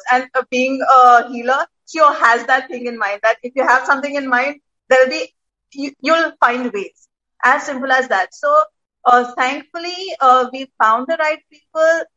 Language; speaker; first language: English; non-native, local second language; Gujarati